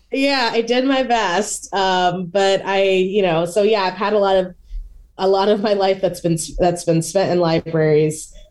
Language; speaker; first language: English; native; English